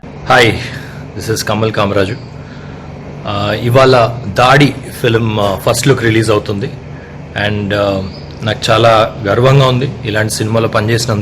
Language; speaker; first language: Telugu; native; Telugu